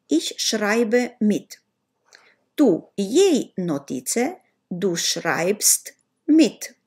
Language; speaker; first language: German; non-native, learner; Romanian